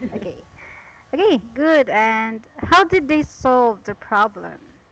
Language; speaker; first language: English; non-native, fluent; Cebuano